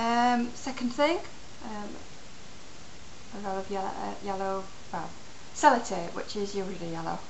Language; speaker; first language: English; native; English